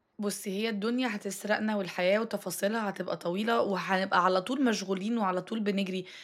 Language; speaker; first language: Arabic; native; Arabic